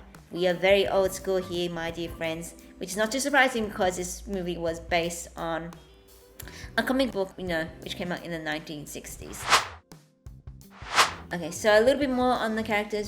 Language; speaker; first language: English; native; English